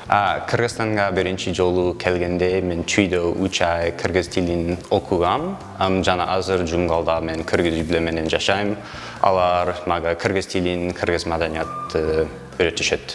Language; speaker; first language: Kyrgyz; non-native, learner; English